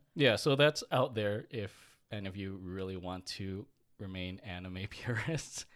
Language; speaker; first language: English; early bilingual, other home language; Filipino